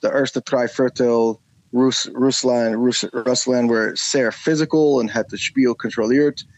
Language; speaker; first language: German; non-native, learner; English